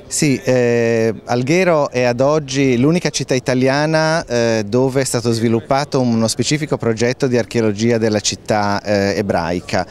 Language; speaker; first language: Italian; native; Italian